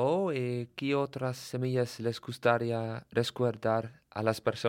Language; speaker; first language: Spanish; non-native, learner; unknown